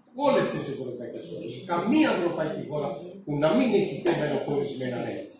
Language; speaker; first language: Greek; non-native, fluent; Urdu